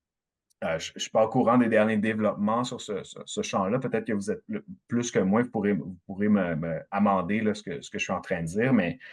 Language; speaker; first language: French; native; French